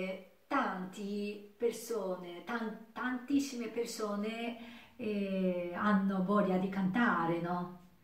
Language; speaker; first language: Italian; non-native, learner; Japanese